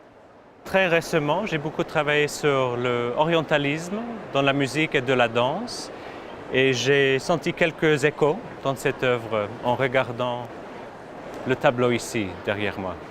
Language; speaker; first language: French; non-native, fluent; English